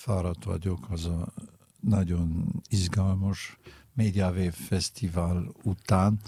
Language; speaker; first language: Hungarian; non-native, fluent; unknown